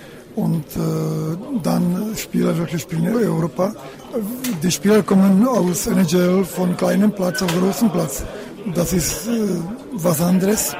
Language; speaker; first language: German; non-native, learner; Czech